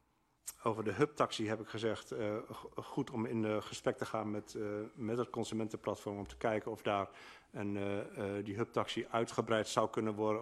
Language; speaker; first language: Dutch; native; Dutch